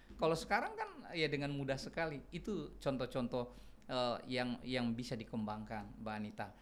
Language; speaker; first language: Indonesian; non-native, local second language; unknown